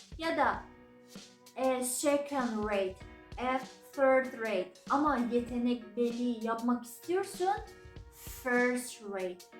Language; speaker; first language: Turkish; non-native, fluent; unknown